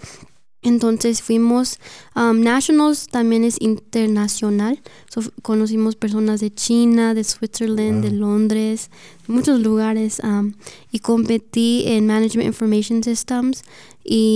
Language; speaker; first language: Spanish; early bilingual, heritage; Spanish